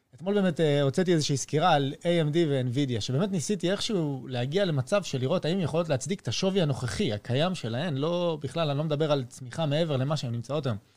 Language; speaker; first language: Hebrew; early bilingual, other home language; French